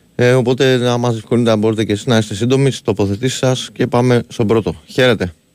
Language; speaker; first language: Greek; native; Greek